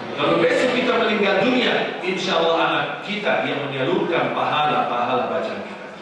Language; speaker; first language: Indonesian; non-native, fluent; Arabic